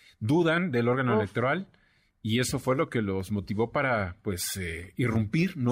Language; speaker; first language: Spanish; native; Spanish